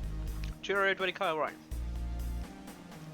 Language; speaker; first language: Welsh; non-native, local second language; English